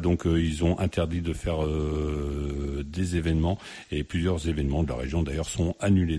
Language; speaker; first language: French; native; French